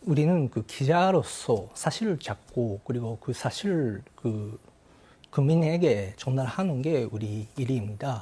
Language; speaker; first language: Korean; non-native, fluent; Japanese